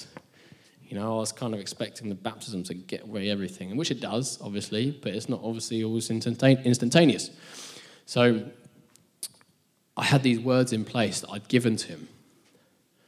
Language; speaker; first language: English; native; English